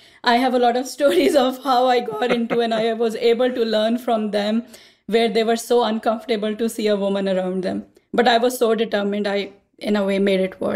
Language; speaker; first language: English; non-native, local second language; Urdu